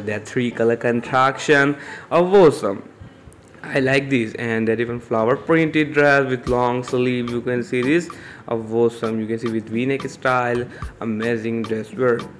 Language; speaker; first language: English; non-native, learner; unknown